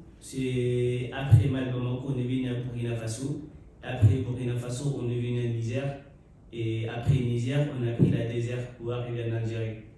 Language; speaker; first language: French; non-native, local second language; Fula